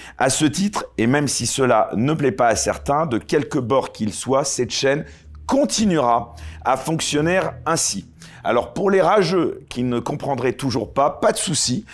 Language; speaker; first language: French; native; French